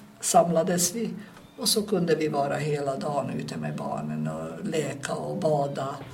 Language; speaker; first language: Swedish; non-native, fluent; Hungarian